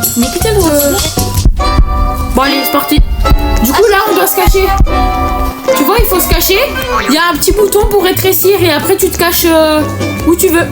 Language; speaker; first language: French; native; French